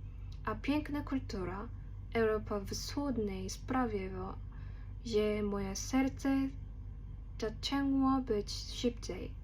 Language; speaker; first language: Polish; non-native, learner; Korean